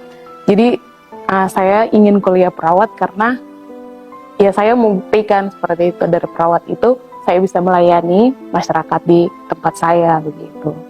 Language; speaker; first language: Indonesian; non-native, local second language; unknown